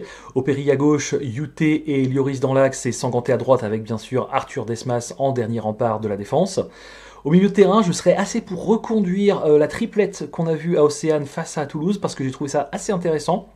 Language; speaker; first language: French; native; French